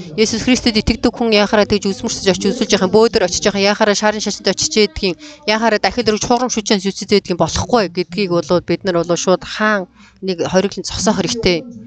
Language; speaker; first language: Mongolian; non-native, fluent; Korean